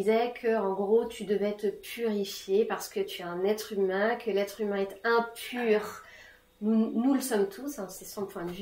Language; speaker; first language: French; native; French